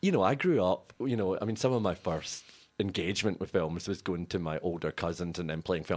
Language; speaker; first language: English; native; English